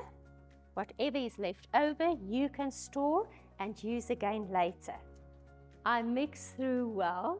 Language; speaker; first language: English; non-native, local second language; Afrikaans